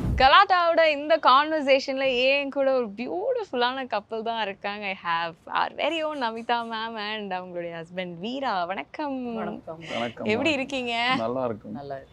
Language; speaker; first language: Tamil; native; Tamil